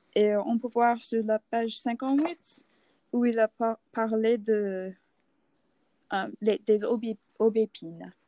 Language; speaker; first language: French; non-native, learner; English